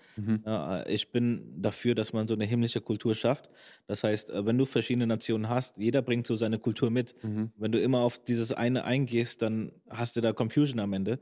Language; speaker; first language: German; native; German